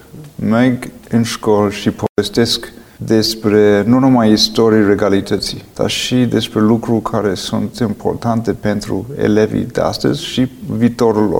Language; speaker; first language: Romanian; non-native, fluent; English